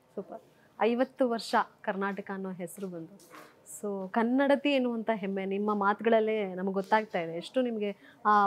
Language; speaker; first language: Kannada; native; Kannada